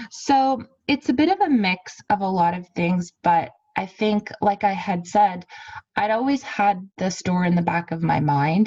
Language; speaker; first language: English; native; English